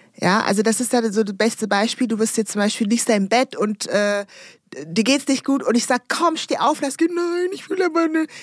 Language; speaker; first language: German; early bilingual, other home language; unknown